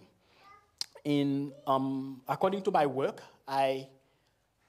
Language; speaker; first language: English; non-native, fluent; Haitian Creole